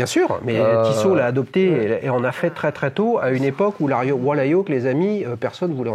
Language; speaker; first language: French; native; French